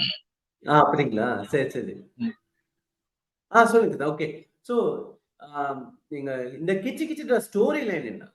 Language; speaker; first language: Tamil; early bilingual, heritage; Tamil